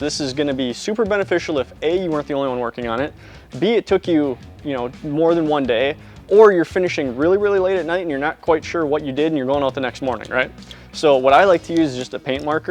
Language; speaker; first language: English; native; English